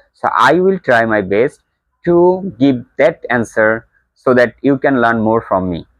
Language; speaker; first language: English; non-native, local second language; Bangla